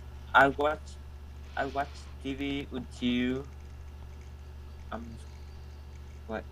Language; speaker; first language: English; non-native, learner; Vietnamese